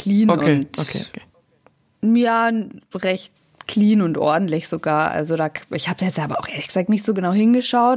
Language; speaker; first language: German; native; German